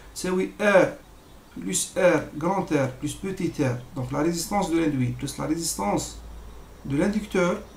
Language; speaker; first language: French; non-native, local second language; Arabic